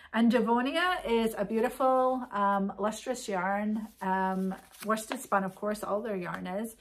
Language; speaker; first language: English; native; English